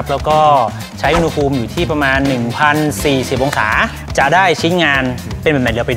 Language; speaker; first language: Thai; native; Thai